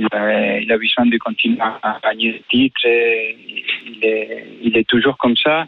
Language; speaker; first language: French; non-native, fluent; Spanish